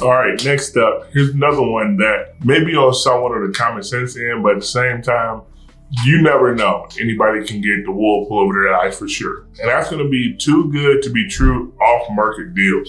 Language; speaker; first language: English; native; English